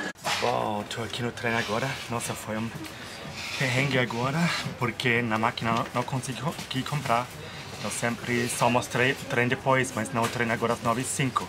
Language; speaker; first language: Portuguese; non-native, fluent; German